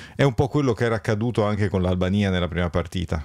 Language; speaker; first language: Italian; native; Italian